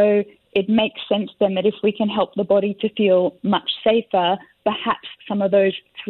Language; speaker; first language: English; native; English